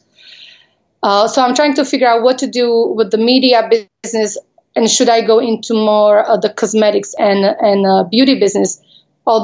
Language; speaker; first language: English; non-native, fluent; Slovak